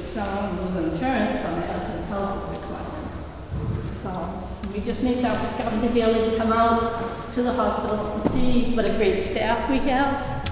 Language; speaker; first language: English; native; English